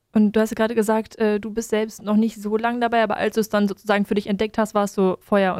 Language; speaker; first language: German; native; German